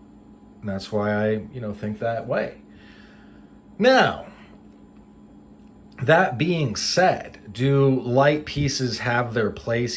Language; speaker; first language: English; native; English